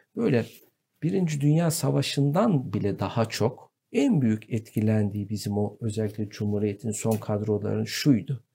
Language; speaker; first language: Turkish; native; Turkish